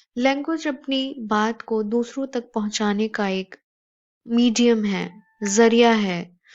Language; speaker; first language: Urdu; native; Urdu